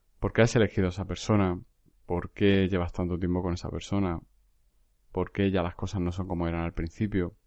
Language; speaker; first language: Spanish; native; Spanish